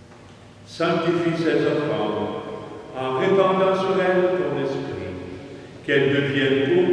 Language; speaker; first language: French; native; French